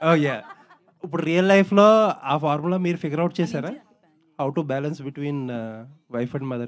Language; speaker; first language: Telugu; native; Telugu